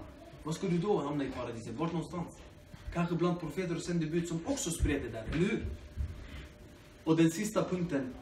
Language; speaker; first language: Swedish; early bilingual, other home language; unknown